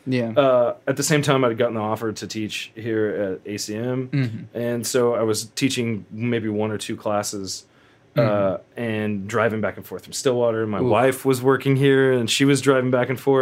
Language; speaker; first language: English; native; English